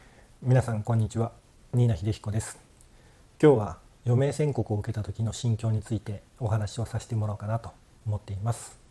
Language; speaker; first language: Japanese; native; Japanese